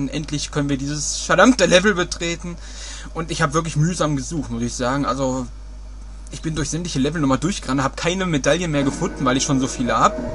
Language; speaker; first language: German; native; German